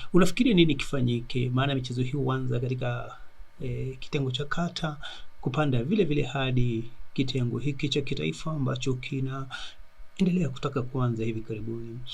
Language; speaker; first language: Swahili; non-native, local second language; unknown